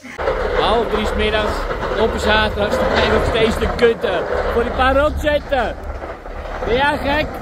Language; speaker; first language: Dutch; native; Dutch